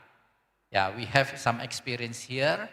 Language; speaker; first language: English; non-native, learner; Indonesian